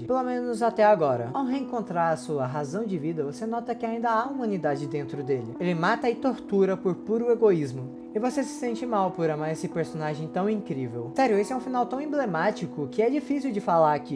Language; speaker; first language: Portuguese; native; Portuguese